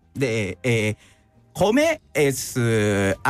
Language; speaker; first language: Spanish; non-native, learner; Japanese